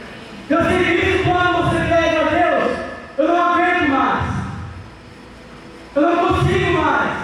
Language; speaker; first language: Portuguese; native; Portuguese